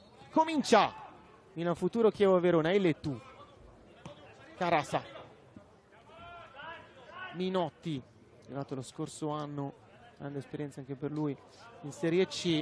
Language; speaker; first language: Italian; native; Italian